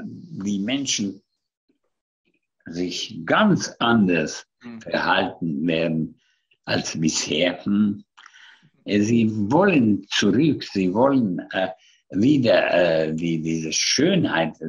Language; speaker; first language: German; non-native, fluent; Hungarian